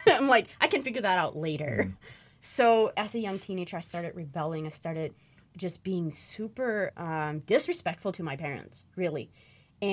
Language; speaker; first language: English; native; English